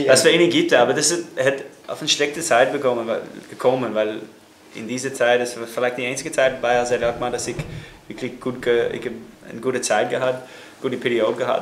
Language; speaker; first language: German; non-native, fluent; English